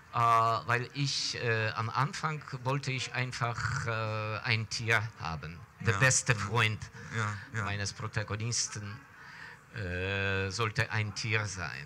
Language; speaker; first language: German; non-native, fluent; Ukrainian